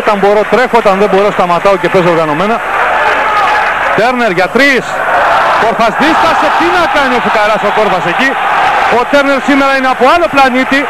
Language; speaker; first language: Greek; native; Greek